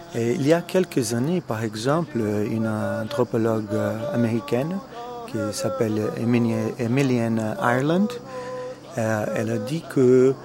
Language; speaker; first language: French; non-native, fluent; Portuguese